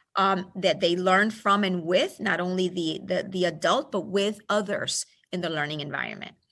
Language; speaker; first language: English; early bilingual, other home language; Spanish